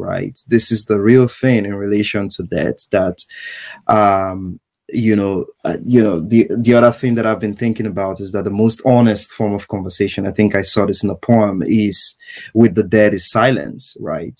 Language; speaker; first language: English; non-native, local second language; Igbo